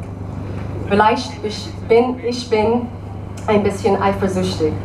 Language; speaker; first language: German; non-native, learner; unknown